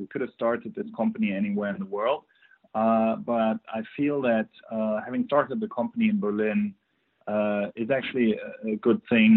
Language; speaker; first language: English; non-native, fluent; German